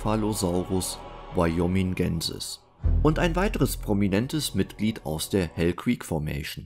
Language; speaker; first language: German; native; German